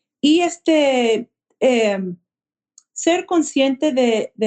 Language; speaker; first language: Spanish; early bilingual, heritage; Spanish